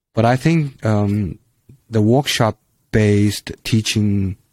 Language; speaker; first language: English; non-native, fluent; Chinese